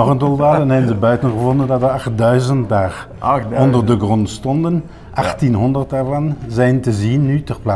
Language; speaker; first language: Dutch; non-native, local second language; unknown